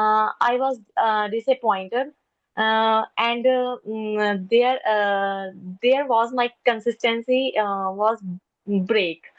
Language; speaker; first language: English; non-native, learner; Hindi